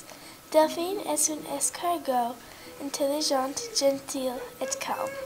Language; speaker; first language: French; non-native, learner; English